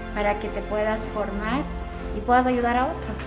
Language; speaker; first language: Spanish; native; Spanish